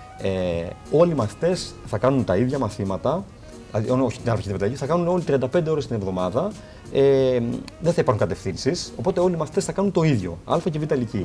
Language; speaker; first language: Greek; native; Greek